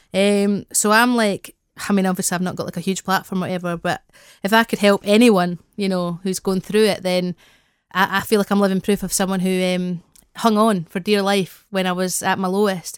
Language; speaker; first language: English; native; English